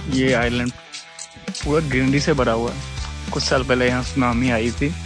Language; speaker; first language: Hindi; native; Hindi